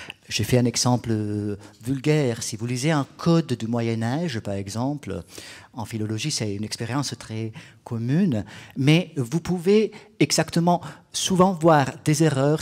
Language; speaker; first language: French; non-native, fluent; Italian